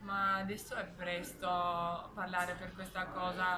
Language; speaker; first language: Italian; non-native, learner; Albanian